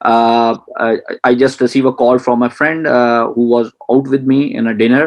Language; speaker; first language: English; non-native, local second language; Punjabi